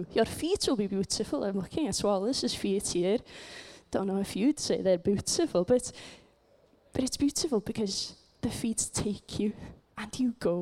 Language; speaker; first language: English; native; English